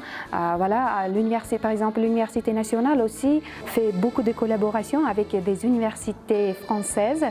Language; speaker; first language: French; non-native, fluent; Uzbek